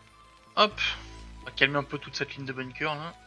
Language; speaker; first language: French; native; French